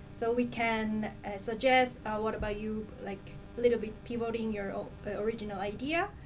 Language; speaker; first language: English; non-native, fluent; Korean